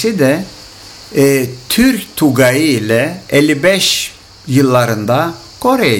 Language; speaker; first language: Turkish; non-native, local second language; Greek